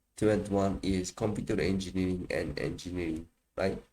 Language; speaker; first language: English; non-native, fluent; Turkish